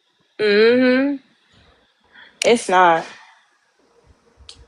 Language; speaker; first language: English; native; English